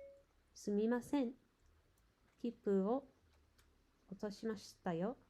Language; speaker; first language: Japanese; non-native, learner; English